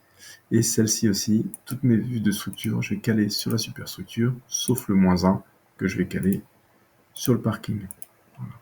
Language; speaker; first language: French; native; French